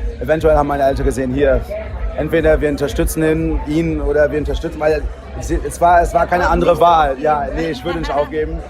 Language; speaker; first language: German; early bilingual, heritage; Portuguese